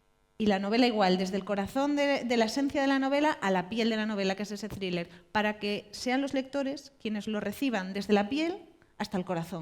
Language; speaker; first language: Spanish; native; Spanish